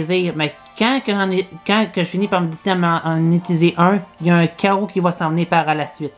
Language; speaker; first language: French; native; French